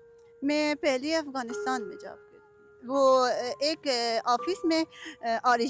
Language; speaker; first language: Hindi; non-native, learner; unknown